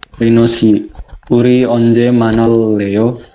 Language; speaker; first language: Korean; non-native, learner; Indonesian